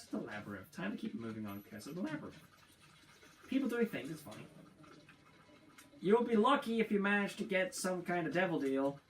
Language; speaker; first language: English; native; English